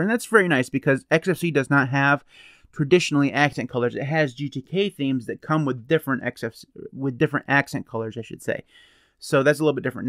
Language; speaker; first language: English; native; English